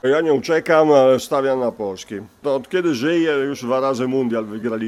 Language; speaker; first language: Polish; non-native, fluent; Italian